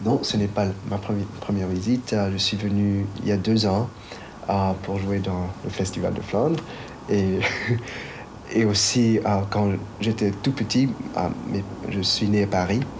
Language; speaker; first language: French; non-native, fluent; Chinese